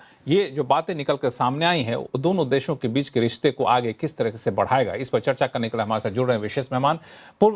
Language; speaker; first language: Hindi; native; Hindi